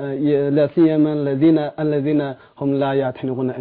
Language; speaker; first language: Arabic; non-native, learner; Chinese